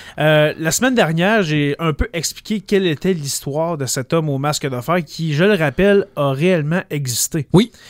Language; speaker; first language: French; native; French